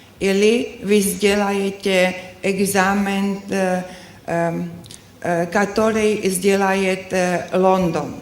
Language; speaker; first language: Russian; non-native, learner; Slovak